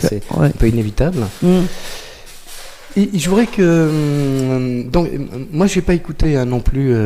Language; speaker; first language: French; native; French